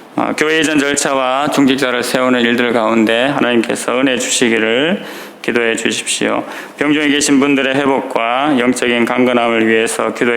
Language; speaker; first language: Korean; native; Korean